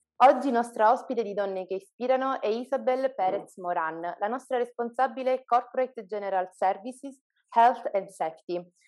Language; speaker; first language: Italian; native; Italian